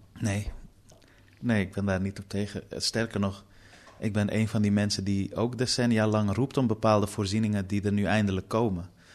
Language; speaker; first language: Dutch; early bilingual, other home language; Persian